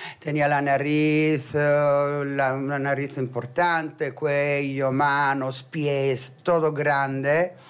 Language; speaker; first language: Spanish; non-native, fluent; Italian